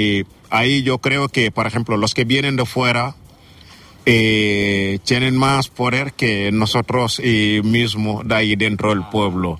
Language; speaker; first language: Spanish; non-native, fluent; Wolof